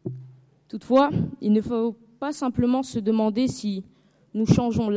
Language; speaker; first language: French; early bilingual, heritage; French